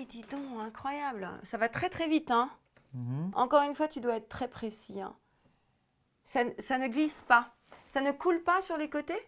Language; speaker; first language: French; native; French